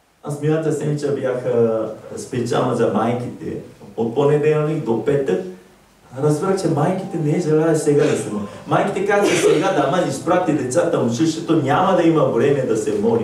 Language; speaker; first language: Bulgarian; non-native, learner; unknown